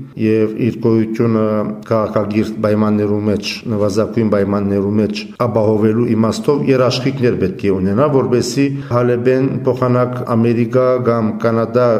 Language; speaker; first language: Armenian; early bilingual, heritage; Armenian